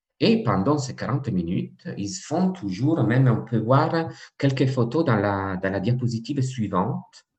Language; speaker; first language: French; non-native, fluent; Italian